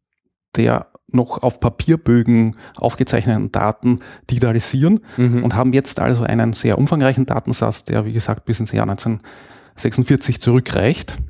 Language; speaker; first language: German; native; German